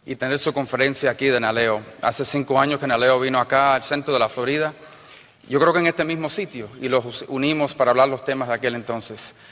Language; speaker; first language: Spanish; early bilingual, heritage; Spanish